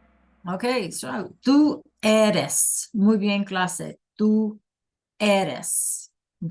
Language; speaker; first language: Spanish; non-native, fluent; English